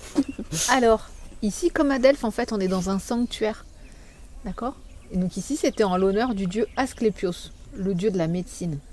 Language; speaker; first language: French; native; French